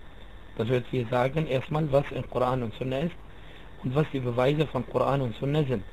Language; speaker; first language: German; non-native, fluent; Arabic